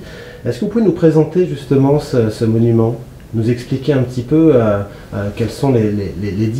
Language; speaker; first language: French; native; French